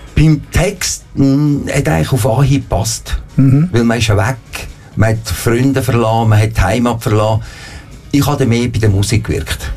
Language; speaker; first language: German; non-native, fluent; Italian